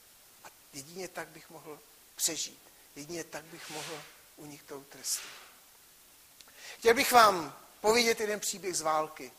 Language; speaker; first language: Czech; native; Czech